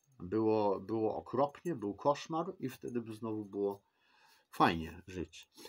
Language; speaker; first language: Polish; early bilingual, heritage; Polish